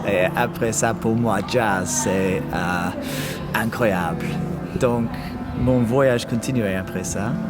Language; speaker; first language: French; non-native, learner; English